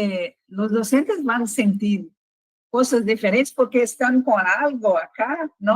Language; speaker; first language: Spanish; non-native, fluent; Portuguese